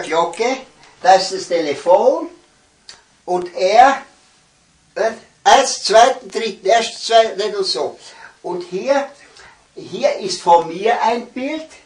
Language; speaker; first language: German; early bilingual, heritage; German